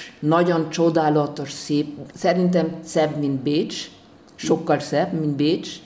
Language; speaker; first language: Hungarian; non-native, fluent; German